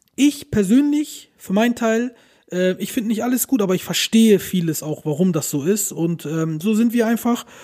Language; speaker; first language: German; early bilingual, other home language; Turkish